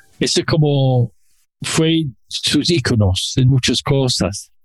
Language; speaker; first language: Spanish; non-native, learner; English